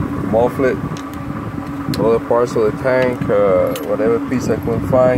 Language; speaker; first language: English; non-native, fluent; Spanish